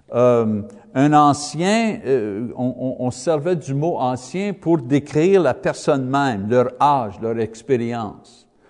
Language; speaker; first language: French; non-native, fluent; English